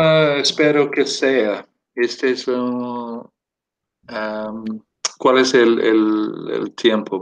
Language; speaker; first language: Spanish; non-native, fluent; English